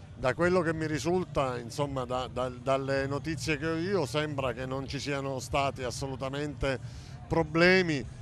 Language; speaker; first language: Italian; native; Italian